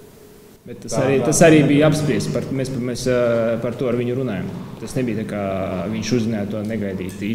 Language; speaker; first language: Latvian; non-native, local second language; Russian